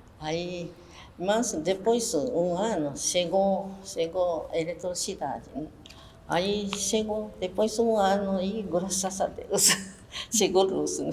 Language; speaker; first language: Portuguese; non-native, learner; Japanese